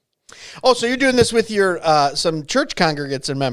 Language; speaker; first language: English; native; English